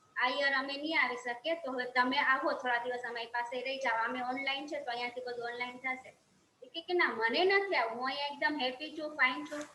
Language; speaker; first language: Gujarati; early bilingual, heritage; Gujarati